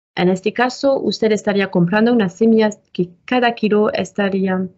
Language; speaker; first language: Spanish; non-native, fluent; French